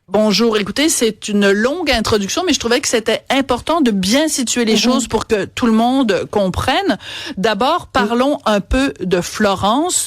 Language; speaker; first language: French; native; French